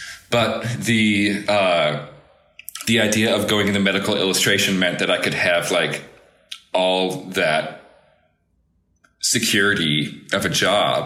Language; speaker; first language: English; native; English